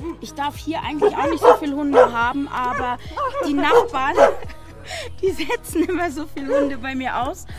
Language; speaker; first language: German; native; German